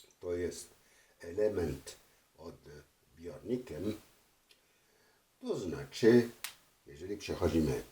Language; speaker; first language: Polish; non-native, fluent; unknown